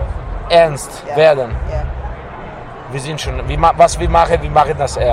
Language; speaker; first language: German; non-native, fluent; Italian